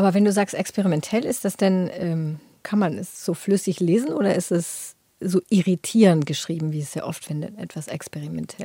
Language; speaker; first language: German; native; German